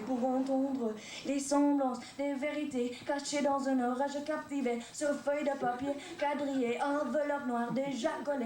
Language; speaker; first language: French; non-native, learner; English